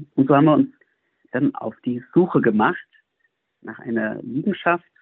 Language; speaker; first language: German; native; German